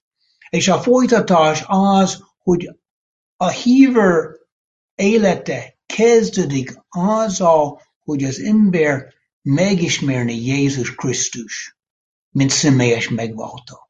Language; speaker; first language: Hungarian; non-native, fluent; English